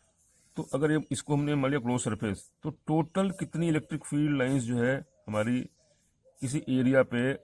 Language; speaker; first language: Hindi; native; Hindi